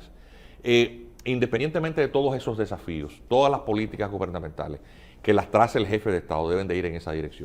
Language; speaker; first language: Spanish; native; Spanish